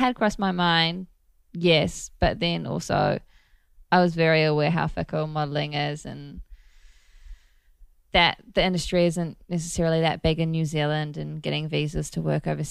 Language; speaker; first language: English; native; English